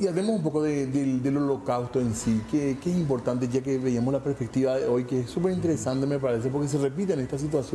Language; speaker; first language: Spanish; native; Spanish